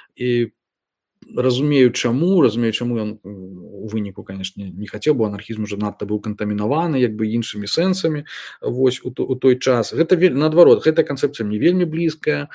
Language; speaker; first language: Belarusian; non-native, local second language; Russian